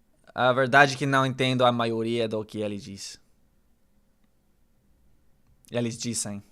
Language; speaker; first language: Portuguese; non-native, learner; English